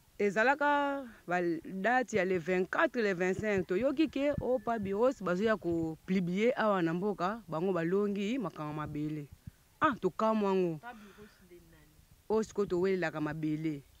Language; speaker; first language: Lingala; non-native, local second language; Kongo